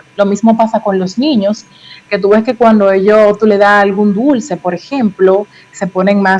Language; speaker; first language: Spanish; native; Spanish